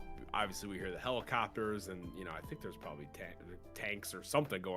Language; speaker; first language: English; native; English